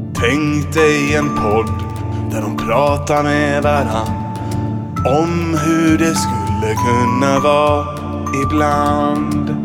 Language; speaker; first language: Swedish; native; Swedish